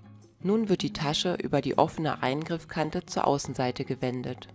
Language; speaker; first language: German; native; German